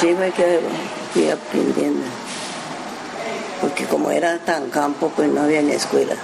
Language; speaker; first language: Spanish; early bilingual, other home language; Japanese